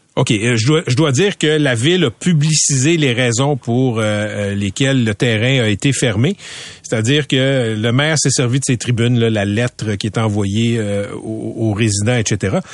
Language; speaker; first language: French; native; French